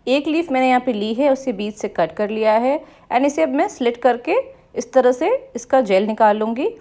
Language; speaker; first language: Hindi; native; Hindi